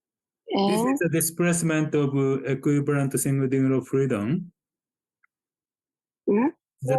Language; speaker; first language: English; non-native, fluent; Japanese